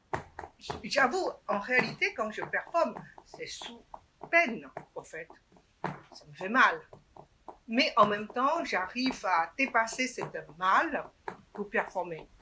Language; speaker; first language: French; non-native, fluent; Chinese